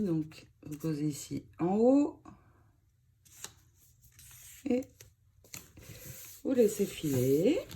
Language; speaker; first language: French; native; French